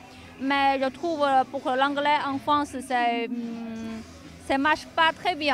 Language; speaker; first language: French; non-native, learner; Chinese